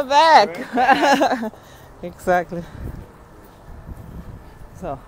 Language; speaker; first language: English; non-native, learner; Portuguese